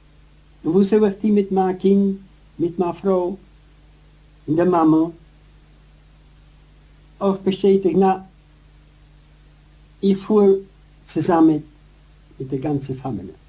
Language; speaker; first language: German; non-native, learner; Yiddish